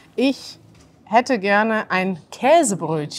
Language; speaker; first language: German; native; German